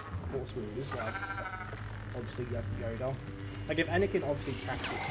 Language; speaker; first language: English; native; English